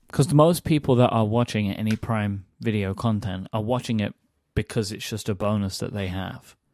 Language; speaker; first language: English; native; English